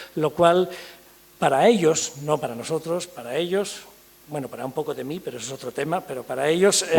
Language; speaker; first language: Spanish; early bilingual, other home language; English